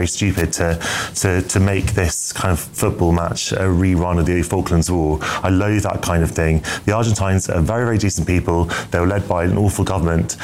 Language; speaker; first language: English; native; English